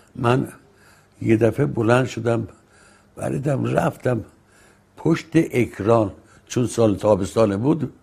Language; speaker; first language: Persian; native; Persian